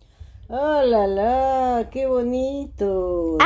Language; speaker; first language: Spanish; native; Spanish